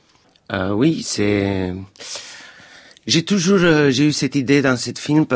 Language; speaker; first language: French; non-native, fluent; Romanian